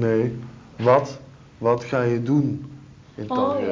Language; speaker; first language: Dutch; native; Dutch